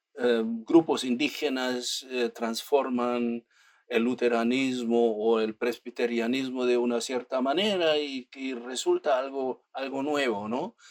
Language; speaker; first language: Spanish; non-native, fluent; German